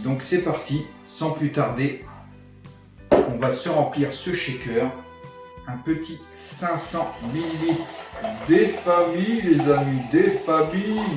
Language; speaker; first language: French; native; French